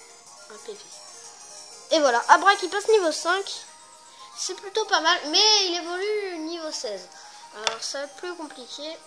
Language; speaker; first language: French; native; French